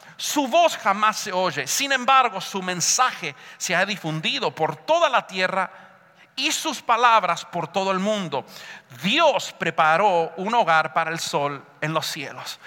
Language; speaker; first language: Spanish; early bilingual, heritage; Spanish